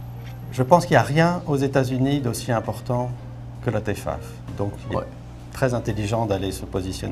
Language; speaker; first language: French; native; French